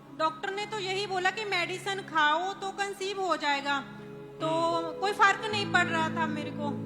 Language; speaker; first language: Hindi; non-native, local second language; Punjabi